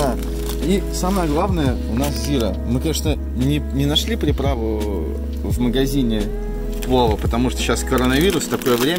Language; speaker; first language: Russian; native; Russian